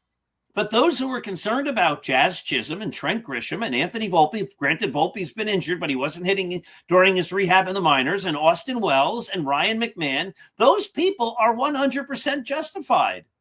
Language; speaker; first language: English; native; English